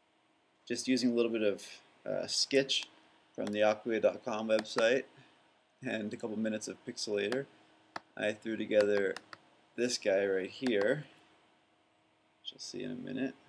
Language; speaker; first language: English; native; English